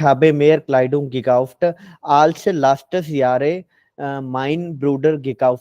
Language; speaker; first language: German; non-native, learner; Hindi